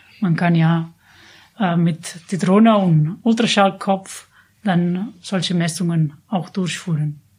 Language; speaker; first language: German; non-native, fluent; Catalan